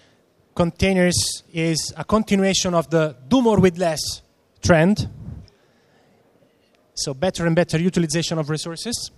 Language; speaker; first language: English; non-native, fluent; Italian